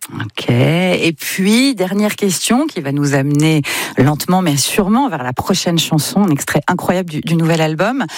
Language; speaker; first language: French; native; French